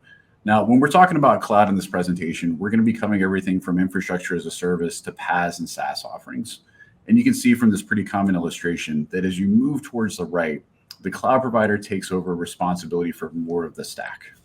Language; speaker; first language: English; native; English